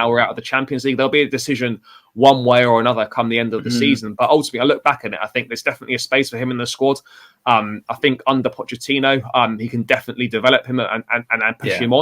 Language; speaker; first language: English; native; English